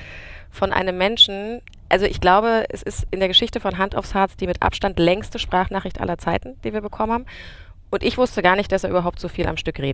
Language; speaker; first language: German; native; German